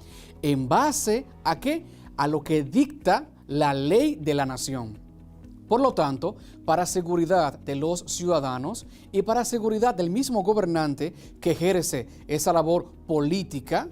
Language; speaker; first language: Spanish; native; Spanish